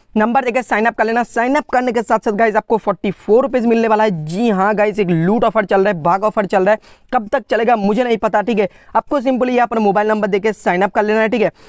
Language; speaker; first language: Hindi; non-native, local second language; Bangla